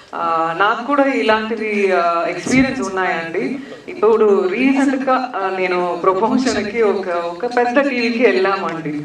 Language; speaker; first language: Telugu; non-native, learner; Tamil